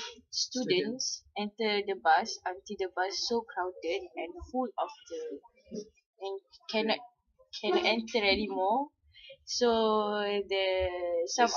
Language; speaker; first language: English; non-native, local second language; Malay